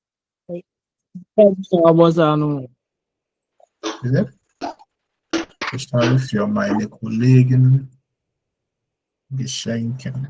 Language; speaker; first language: German; non-native, fluent; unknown